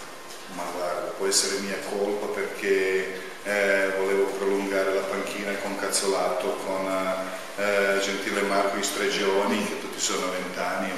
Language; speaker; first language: Italian; non-native, fluent; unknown